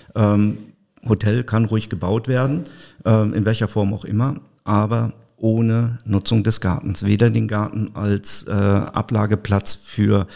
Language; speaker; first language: German; native; German